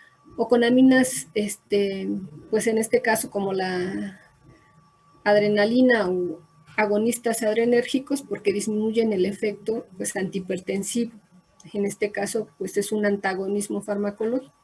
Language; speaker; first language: Spanish; native; Spanish